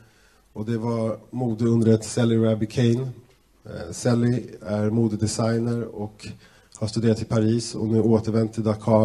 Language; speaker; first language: Swedish; native; Swedish